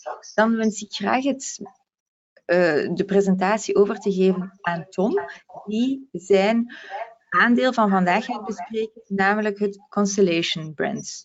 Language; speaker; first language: Dutch; native; Dutch